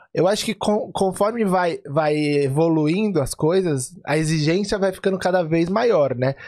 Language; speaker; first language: Portuguese; native; Portuguese